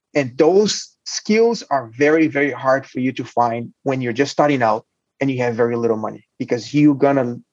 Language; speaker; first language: English; non-native, fluent; Portuguese